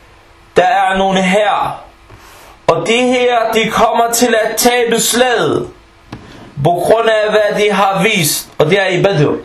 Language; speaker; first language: Danish; early bilingual, other home language; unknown